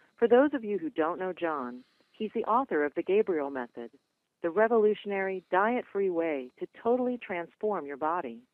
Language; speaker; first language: English; native; English